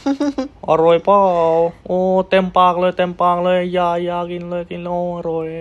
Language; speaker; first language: Thai; non-native, fluent; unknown